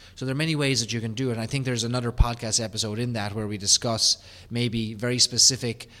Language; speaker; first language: English; native; English